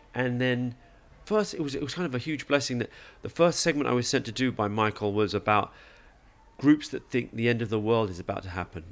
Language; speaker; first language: English; native; English